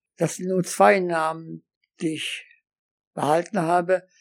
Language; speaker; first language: German; non-native, fluent; Polish